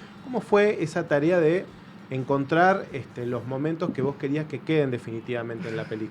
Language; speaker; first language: Spanish; native; Spanish